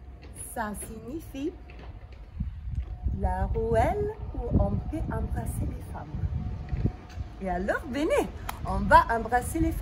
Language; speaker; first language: French; non-native, fluent; Italian